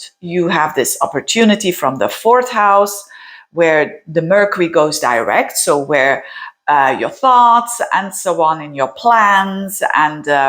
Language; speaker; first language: English; non-native, fluent; Dutch